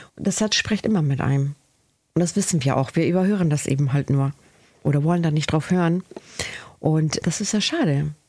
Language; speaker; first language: German; early bilingual, other home language; Spanish